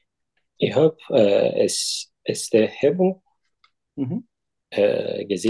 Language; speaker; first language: German; non-native, learner; Turkish